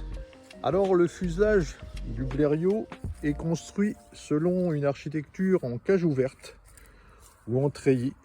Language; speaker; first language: French; native; French